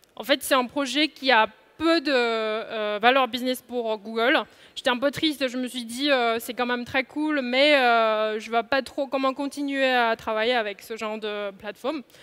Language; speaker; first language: French; non-native, fluent; Chinese